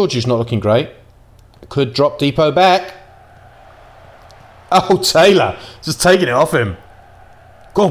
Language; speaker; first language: English; native; English